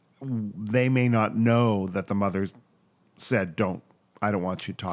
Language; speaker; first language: English; native; English